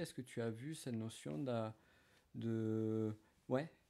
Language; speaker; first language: French; native; French